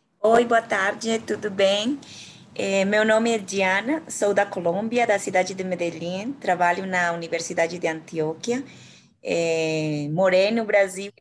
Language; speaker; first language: Portuguese; non-native, learner; Spanish